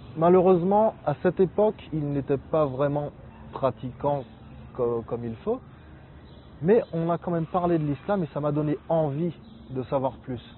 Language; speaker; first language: French; native; French